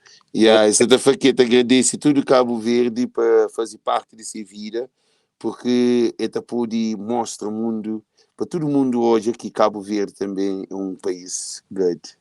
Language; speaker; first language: Portuguese; non-native, local second language; Kabuverdianu